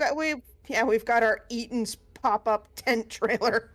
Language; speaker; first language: English; native; English